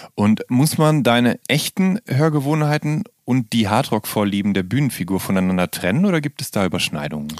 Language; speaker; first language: German; native; German